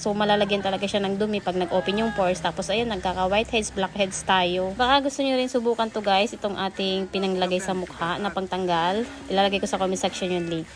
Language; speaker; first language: Filipino; non-native, local second language; Cebuano